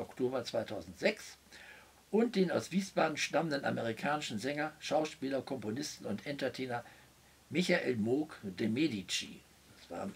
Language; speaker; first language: German; native; German